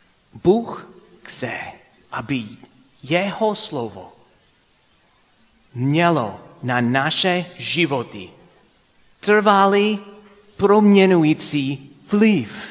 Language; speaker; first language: Czech; non-native, fluent; English